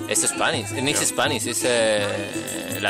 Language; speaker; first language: German; non-native, learner; Spanish